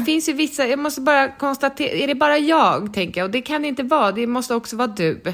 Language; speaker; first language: Swedish; native; Swedish